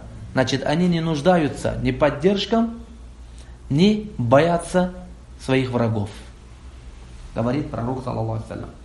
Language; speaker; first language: Russian; non-native, local second language; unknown